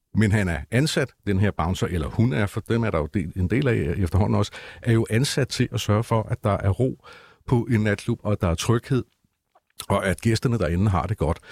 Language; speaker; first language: Danish; native; Danish